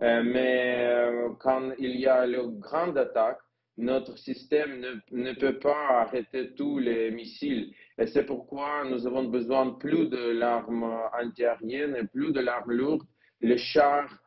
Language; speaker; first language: French; non-native, learner; Ukrainian